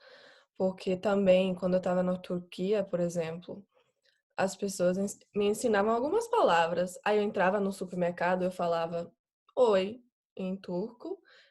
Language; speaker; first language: Portuguese; non-native, fluent; English